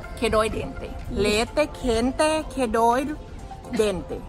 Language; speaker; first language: Portuguese; non-native, learner; Thai